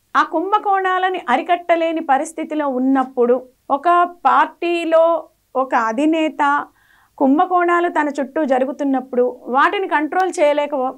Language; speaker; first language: Telugu; native; Telugu